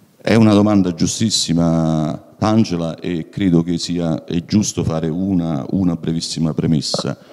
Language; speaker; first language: Italian; native; Italian